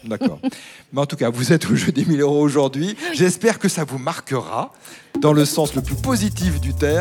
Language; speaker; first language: French; native; French